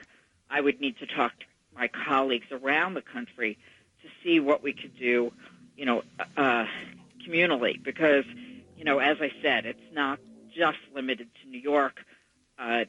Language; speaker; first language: English; native; English